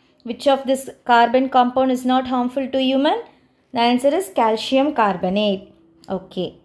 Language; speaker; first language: English; non-native, local second language; Tamil